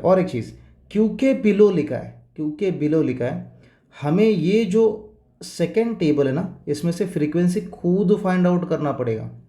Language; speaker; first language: Hindi; non-native, local second language; Marathi